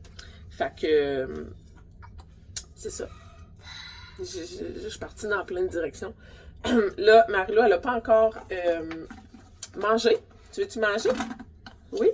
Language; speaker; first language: French; native; French